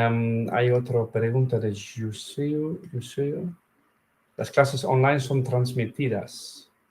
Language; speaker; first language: Spanish; non-native, fluent; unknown